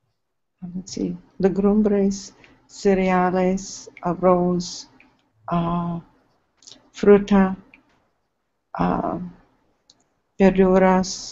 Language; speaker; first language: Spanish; non-native, learner; English